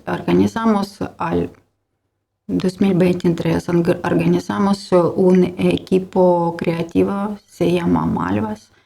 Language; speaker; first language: Spanish; non-native, learner; Ukrainian